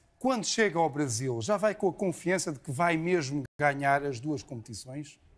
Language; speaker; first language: Portuguese; native; Portuguese